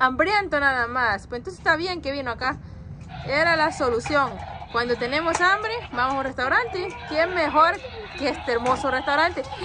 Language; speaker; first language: Spanish; native; Spanish